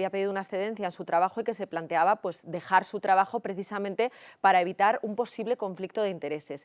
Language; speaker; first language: Spanish; native; Spanish